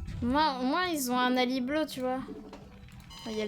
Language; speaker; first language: French; native; French